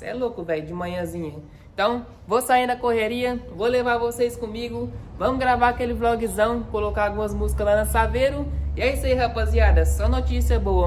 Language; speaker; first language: Portuguese; native; Portuguese